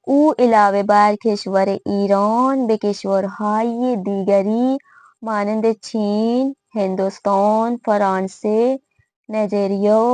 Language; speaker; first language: Persian; non-native, fluent; Urdu